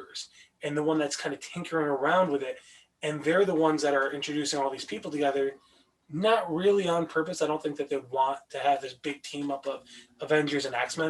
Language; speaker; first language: English; native; English